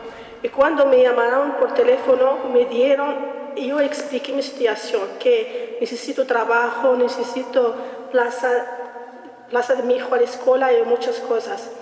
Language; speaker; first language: Spanish; non-native, learner; Arabic